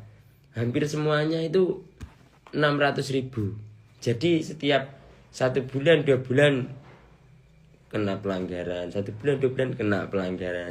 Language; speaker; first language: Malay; non-native, local second language; Javanese